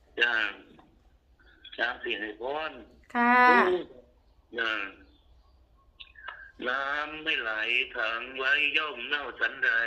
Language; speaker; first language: Thai; non-native, local second language; Northeastern Thai